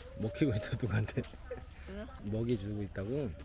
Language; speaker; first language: Korean; native; Korean